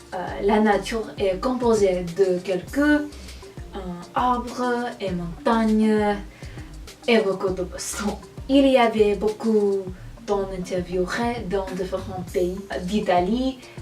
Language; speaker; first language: French; non-native, learner; English